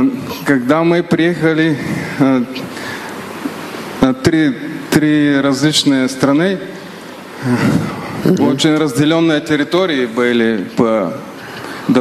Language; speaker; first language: Russian; non-native, learner; Bulgarian